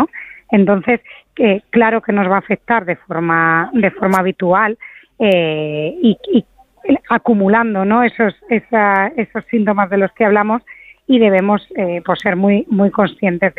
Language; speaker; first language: Spanish; native; Spanish